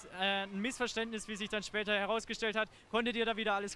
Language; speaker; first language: German; native; German